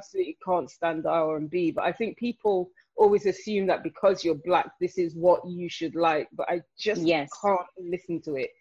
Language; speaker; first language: English; native; English